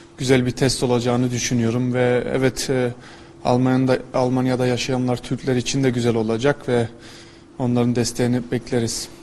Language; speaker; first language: Turkish; early bilingual, heritage; Turkish